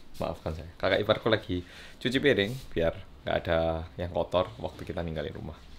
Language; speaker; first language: Indonesian; early bilingual, other home language; Korean